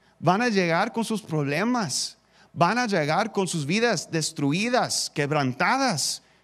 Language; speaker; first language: Spanish; non-native, fluent; English